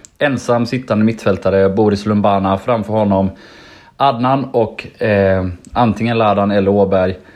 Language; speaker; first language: Swedish; native; Swedish